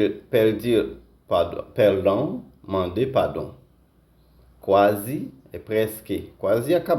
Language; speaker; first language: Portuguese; non-native, learner; Haitian Creole